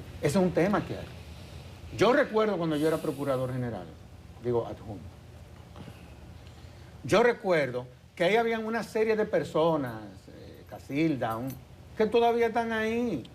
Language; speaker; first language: Spanish; native; Spanish